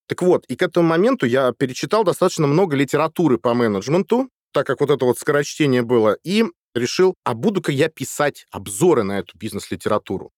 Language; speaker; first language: Russian; native; Russian